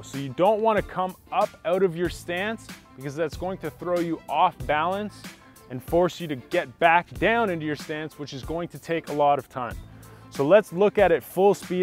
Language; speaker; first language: English; native; English